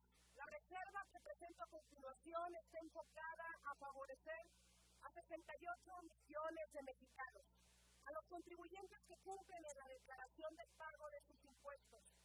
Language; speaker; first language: Spanish; native; Spanish